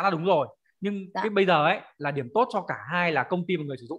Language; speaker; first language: Vietnamese; native; Vietnamese